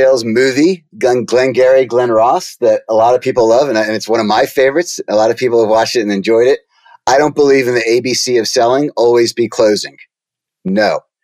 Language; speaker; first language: English; native; English